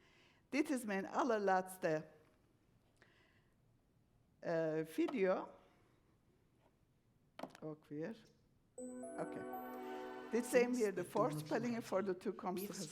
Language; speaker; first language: Dutch; non-native, fluent; Turkish